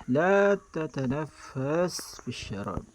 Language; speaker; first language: Arabic; non-native, fluent; Filipino